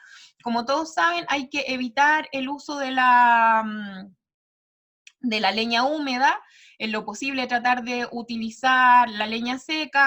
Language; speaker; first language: Spanish; native; Spanish